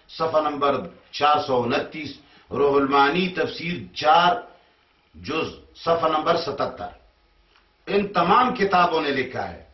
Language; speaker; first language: Urdu; non-native, local second language; Pashto